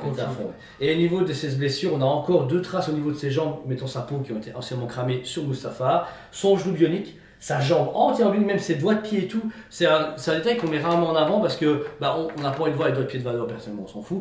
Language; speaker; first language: French; native; French